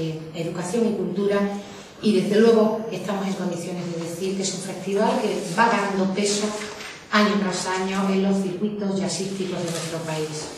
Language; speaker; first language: Spanish; native; Spanish